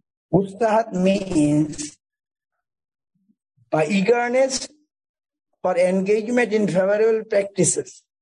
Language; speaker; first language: English; non-native, local second language; Bangla